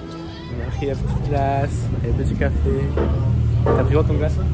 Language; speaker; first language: French; native; French